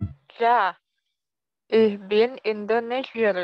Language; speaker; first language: German; non-native, learner; Indonesian